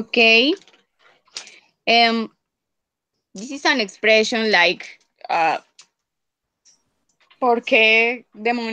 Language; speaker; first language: English; non-native, fluent; Spanish